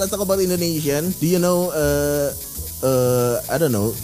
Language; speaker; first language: English; non-native, fluent; Indonesian